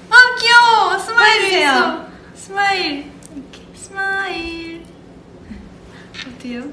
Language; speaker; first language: Korean; non-native, fluent; Japanese